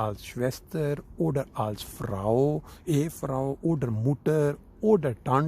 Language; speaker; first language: German; non-native, fluent; Urdu